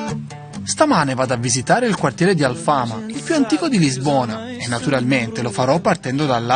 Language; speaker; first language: Italian; native; Italian